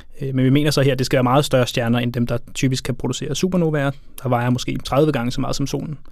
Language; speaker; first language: Danish; native; Danish